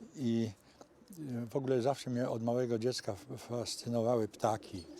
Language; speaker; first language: Polish; native; Polish